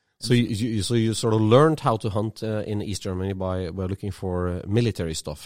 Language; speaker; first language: English; non-native, fluent; Norwegian